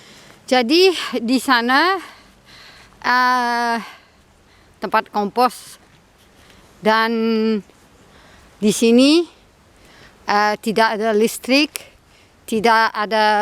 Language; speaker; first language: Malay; non-native, fluent; Dutch